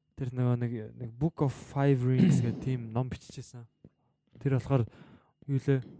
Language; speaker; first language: Mongolian; native; Mongolian